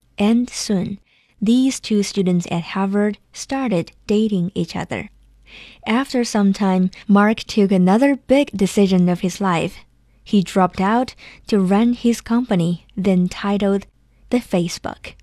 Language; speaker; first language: English; non-native, fluent; Chinese